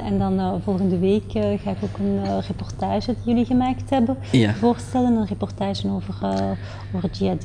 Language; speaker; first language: Dutch; native; Dutch